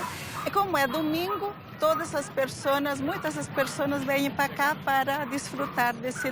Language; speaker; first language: Portuguese; early bilingual, other home language; Galician